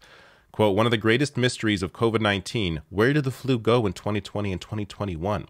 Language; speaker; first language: English; native; English